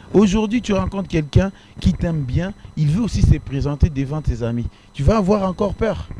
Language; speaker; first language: French; non-native, local second language; Lingala